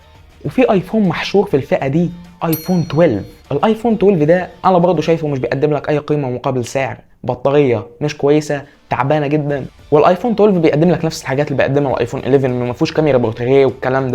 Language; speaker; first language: Arabic; native; Arabic